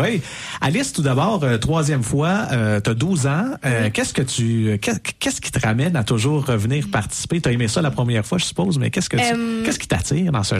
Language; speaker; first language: French; native; French